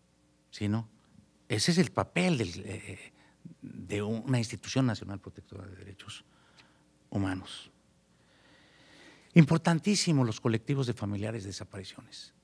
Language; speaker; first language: Spanish; native; Spanish